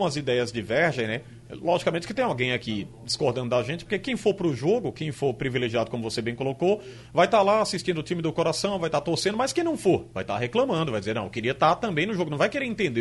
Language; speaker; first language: Portuguese; native; Portuguese